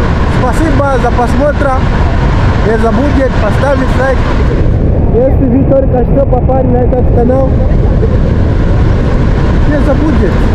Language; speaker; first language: Russian; non-native, fluent; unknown